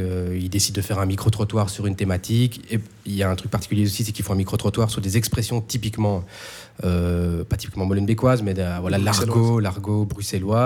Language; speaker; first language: French; native; French